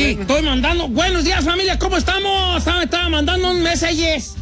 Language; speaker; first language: Spanish; native; Spanish